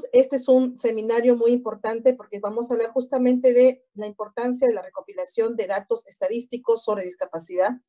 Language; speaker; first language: Spanish; native; Spanish